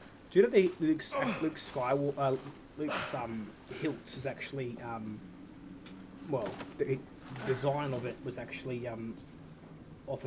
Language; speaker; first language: English; native; English